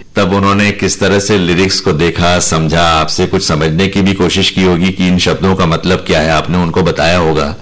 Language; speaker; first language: Hindi; native; Hindi